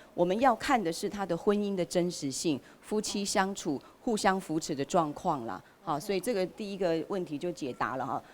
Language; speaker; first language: Chinese; native; Chinese